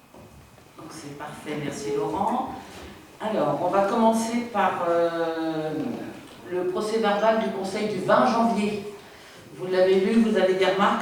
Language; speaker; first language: French; native; French